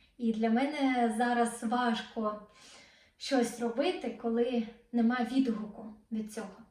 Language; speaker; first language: Ukrainian; non-native, local second language; Russian